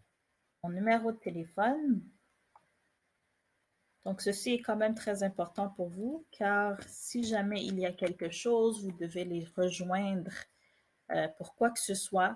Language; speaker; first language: French; native; French